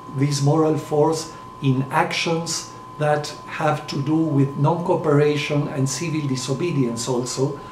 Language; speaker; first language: English; non-native, fluent; Spanish